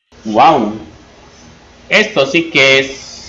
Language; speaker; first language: Spanish; native; Spanish